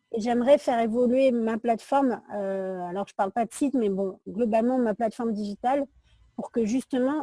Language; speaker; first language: French; native; French